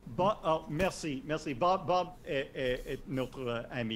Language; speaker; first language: French; non-native, learner; English